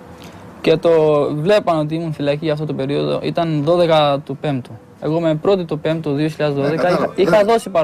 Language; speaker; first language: Greek; non-native, fluent; Albanian